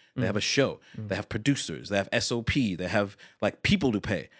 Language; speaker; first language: English; early bilingual, other home language; Chinese